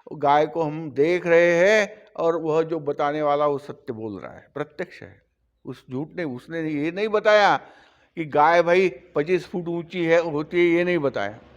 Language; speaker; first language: Hindi; non-native, local second language; Marathi